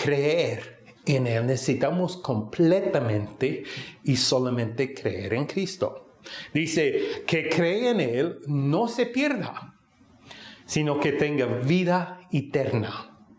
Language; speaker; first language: Spanish; non-native, fluent; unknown